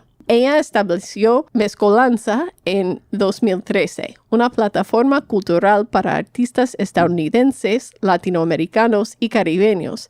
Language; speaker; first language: Spanish; non-native, fluent; English